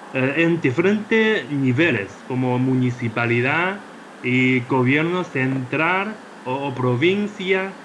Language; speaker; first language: Spanish; non-native, fluent; Chinese